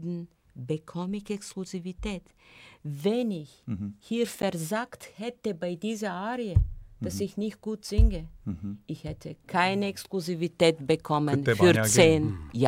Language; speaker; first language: German; non-native, fluent; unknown